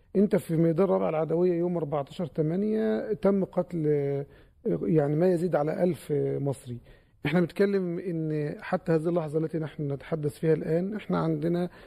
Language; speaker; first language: Arabic; native; Arabic